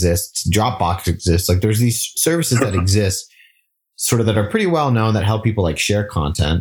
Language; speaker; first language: English; native; English